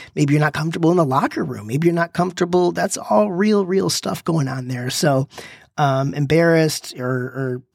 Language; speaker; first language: English; native; English